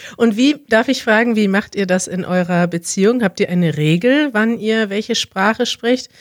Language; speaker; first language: German; native; German